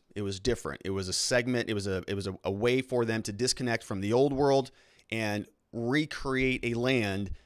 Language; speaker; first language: English; native; English